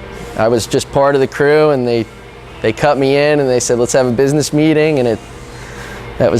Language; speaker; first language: English; native; English